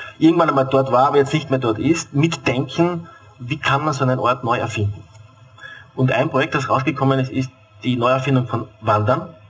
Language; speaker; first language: German; native; German